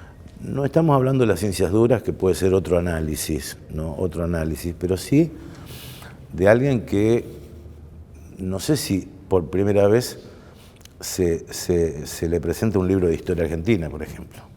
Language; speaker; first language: Spanish; native; Spanish